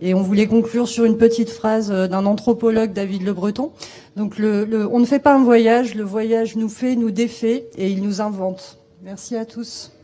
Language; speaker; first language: French; native; French